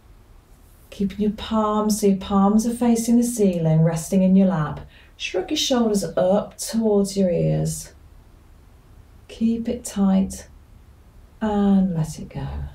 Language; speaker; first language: English; native; English